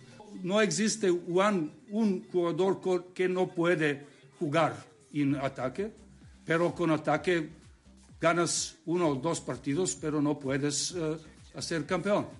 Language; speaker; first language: Spanish; non-native, learner; Serbian